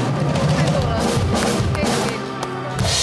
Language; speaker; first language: Chinese; native; Chinese